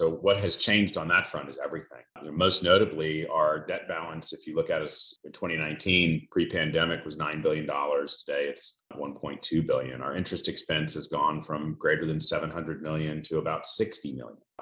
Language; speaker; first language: English; native; English